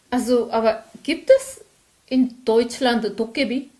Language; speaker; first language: German; non-native, learner; Korean